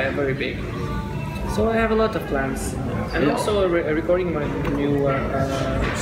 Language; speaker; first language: English; non-native, fluent; Russian